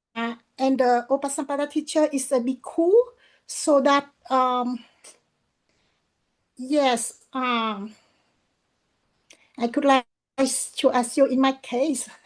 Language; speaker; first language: English; non-native, learner; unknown